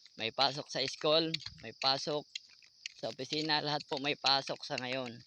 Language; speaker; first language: Filipino; non-native, local second language; Bikol